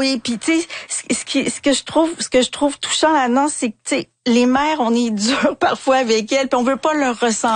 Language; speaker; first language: French; native; French